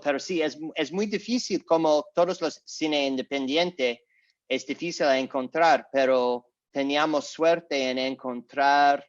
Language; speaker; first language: Spanish; non-native, learner; English